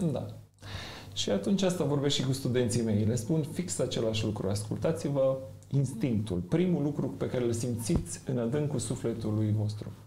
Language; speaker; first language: Romanian; non-native, fluent; Macedonian